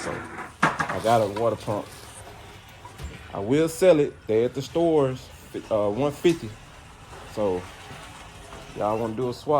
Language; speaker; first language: English; native; English